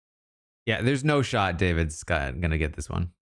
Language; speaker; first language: English; native; English